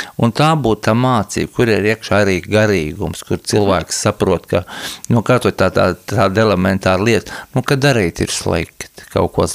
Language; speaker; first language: Latvian; native; Latvian